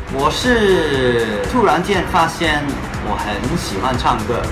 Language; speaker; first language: Chinese; non-native, local second language; Cantonese